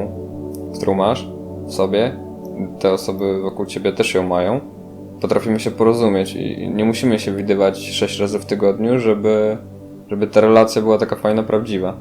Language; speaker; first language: Polish; native; Polish